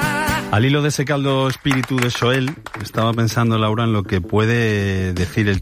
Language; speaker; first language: Spanish; native; Spanish